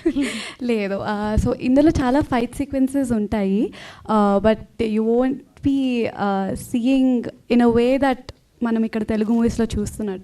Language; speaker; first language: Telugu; early bilingual, heritage; Telugu